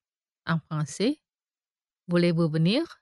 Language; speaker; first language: French; non-native, fluent; Indonesian